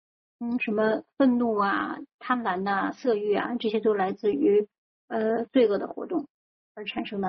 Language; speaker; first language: Chinese; native; Chinese